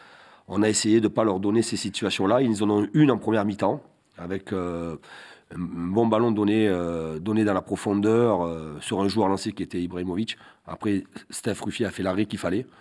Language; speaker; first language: French; native; French